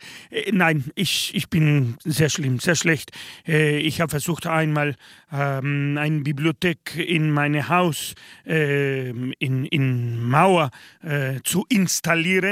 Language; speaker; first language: German; non-native, fluent; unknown